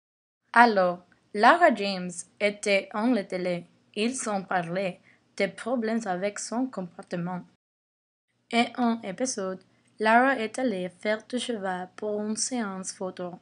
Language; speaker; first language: French; non-native, learner; English